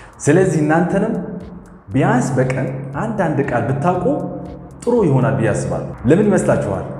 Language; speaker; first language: Amharic; non-native, fluent; Arabic